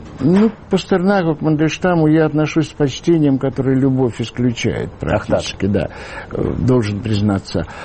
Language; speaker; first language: Russian; native; Russian